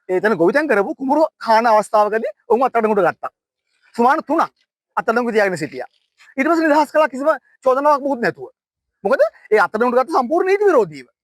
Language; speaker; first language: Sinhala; native; Sinhala